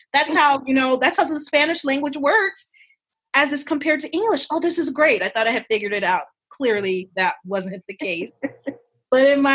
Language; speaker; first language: English; native; English